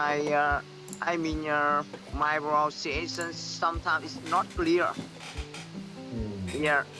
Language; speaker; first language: English; non-native, learner; Vietnamese